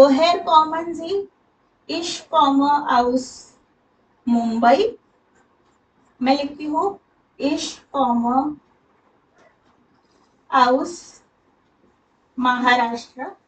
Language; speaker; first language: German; non-native, fluent; Hindi